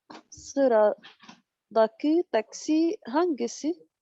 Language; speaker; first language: Turkish; non-native, learner; Arabic